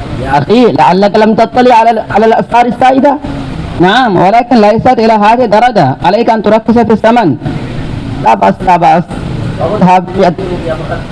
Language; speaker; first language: Arabic; non-native, learner; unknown